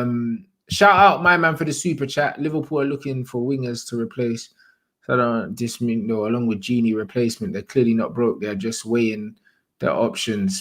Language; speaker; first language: English; native; English